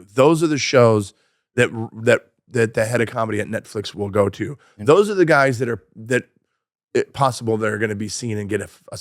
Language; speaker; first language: English; native; English